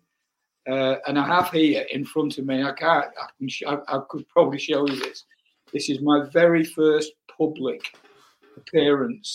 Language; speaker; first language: English; native; English